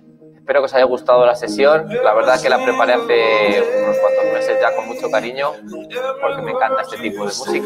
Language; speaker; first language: Spanish; native; Spanish